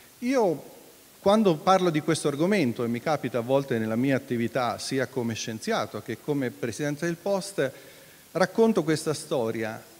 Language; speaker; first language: Italian; native; Italian